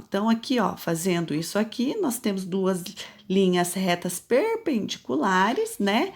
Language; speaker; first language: Portuguese; native; Portuguese